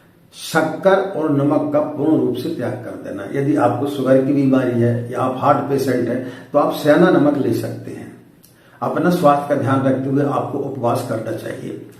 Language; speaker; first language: Hindi; native; Hindi